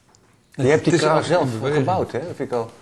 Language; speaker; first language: Dutch; native; Dutch